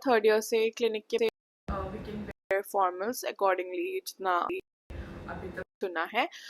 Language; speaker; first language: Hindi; non-native, local second language; Assamese